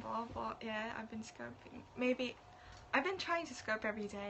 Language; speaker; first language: English; non-native, fluent; Japanese